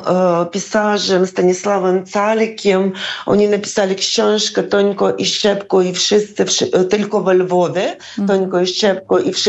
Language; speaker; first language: Polish; non-native, fluent; Ukrainian